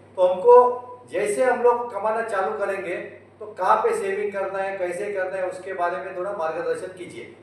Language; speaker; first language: Hindi; non-native, local second language; Marathi